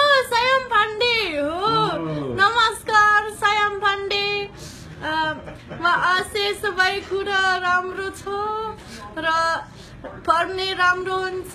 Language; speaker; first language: Nepali; non-native, learner; English